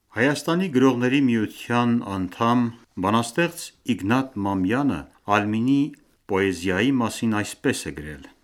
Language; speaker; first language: Armenian; early bilingual, heritage; Armenian